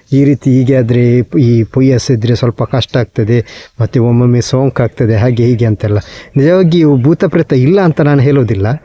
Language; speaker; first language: Kannada; non-native, local second language; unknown